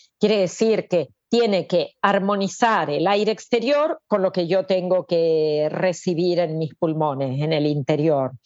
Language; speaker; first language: Spanish; native; Spanish